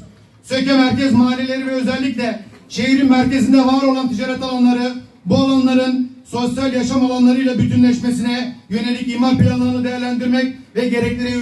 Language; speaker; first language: Turkish; native; Turkish